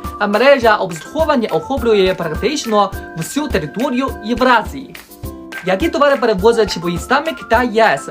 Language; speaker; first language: Ukrainian; non-native, learner; Chinese